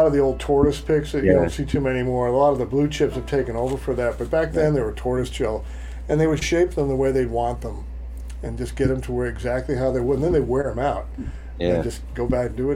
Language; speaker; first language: English; native; English